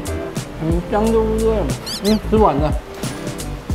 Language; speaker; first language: Chinese; native; Chinese